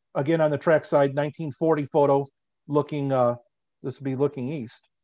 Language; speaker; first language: English; native; English